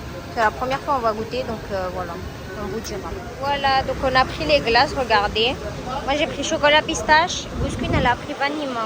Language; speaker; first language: French; native; French